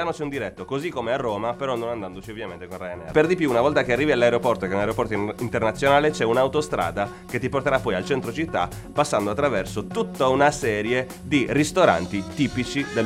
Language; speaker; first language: Italian; native; Italian